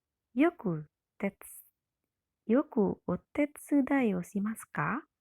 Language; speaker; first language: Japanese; non-native, fluent; Indonesian